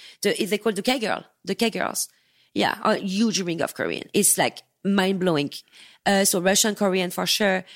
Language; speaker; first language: English; non-native, fluent; French